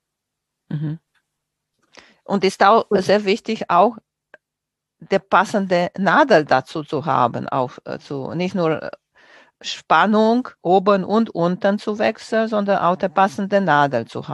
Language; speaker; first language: German; non-native, fluent; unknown